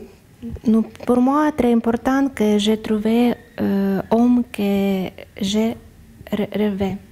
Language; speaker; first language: French; non-native, learner; Russian